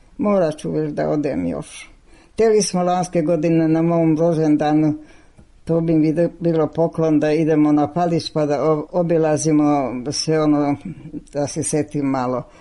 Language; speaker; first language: Serbian; non-native, local second language; Hungarian